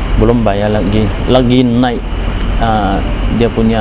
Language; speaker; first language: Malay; non-native, learner; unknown